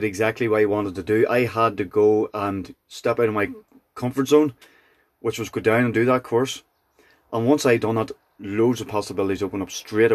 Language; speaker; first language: English; native; English